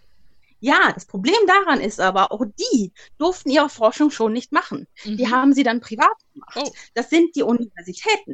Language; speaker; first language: German; native; German